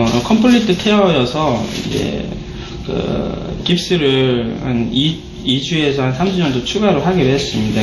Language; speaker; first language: Korean; native; Korean